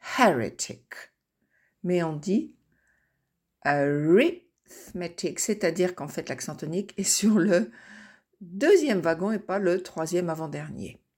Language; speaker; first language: French; native; French